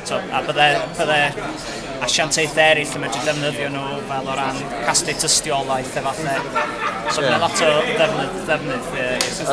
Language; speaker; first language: Welsh; native; Welsh